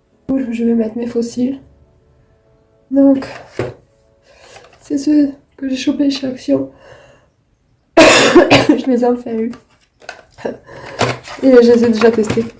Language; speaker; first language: French; native; French